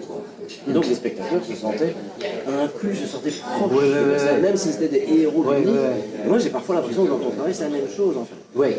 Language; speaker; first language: French; native; French